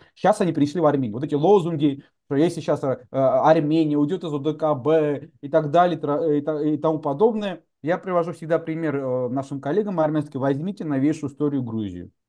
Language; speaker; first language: Russian; non-native, local second language; Georgian